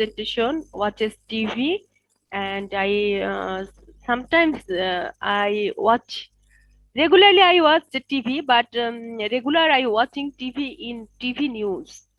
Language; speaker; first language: English; non-native, local second language; Bangla